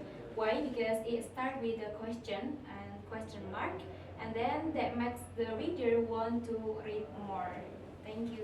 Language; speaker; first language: English; non-native, learner; Indonesian